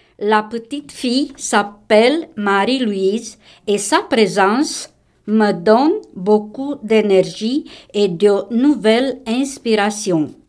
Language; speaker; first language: French; non-native, learner; Romanian